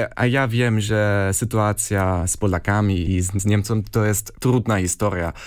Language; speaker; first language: Polish; non-native, fluent; German